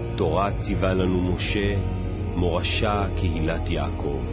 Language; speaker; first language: Hebrew; native; Hebrew